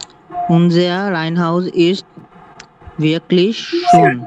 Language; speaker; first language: German; non-native, learner; Bangla